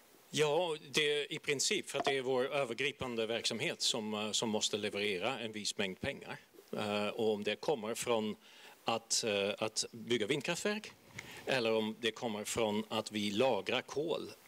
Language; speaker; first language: Swedish; non-native, fluent; Dutch